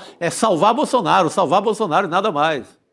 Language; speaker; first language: Portuguese; native; Portuguese